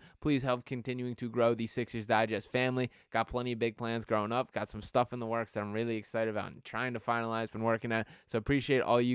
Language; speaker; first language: English; native; English